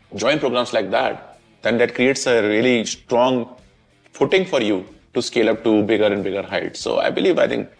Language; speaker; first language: English; non-native, local second language; Hindi